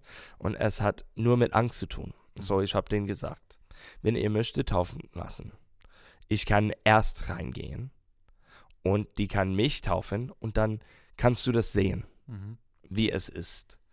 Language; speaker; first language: German; non-native, fluent; English